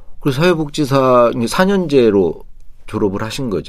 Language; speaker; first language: Korean; native; Korean